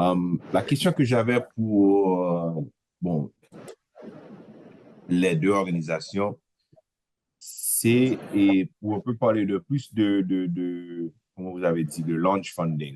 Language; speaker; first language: French; non-native, local second language; Haitian Creole